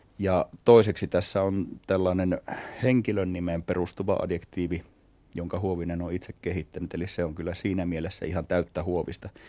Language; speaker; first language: Finnish; native; Finnish